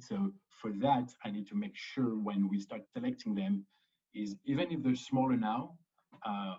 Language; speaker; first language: English; early bilingual, other home language; French